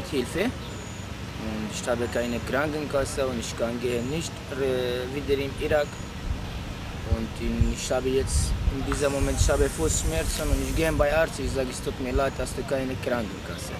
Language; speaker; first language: German; non-native, learner; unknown